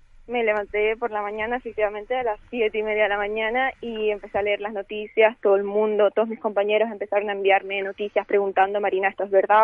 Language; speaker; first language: Spanish; early bilingual, other home language; Ukrainian